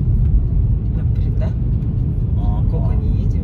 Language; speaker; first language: Russian; native; Russian